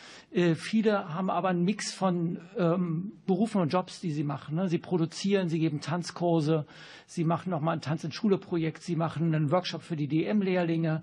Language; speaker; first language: German; native; German